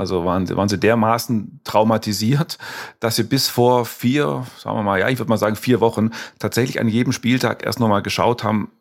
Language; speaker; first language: German; native; German